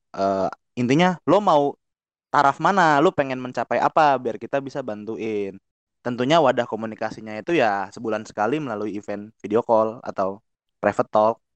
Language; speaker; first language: Indonesian; native; Indonesian